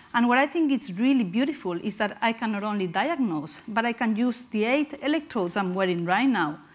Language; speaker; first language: English; non-native, fluent; Spanish